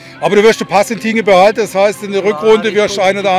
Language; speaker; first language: German; native; German